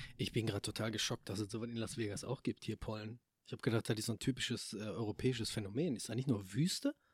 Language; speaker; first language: German; native; German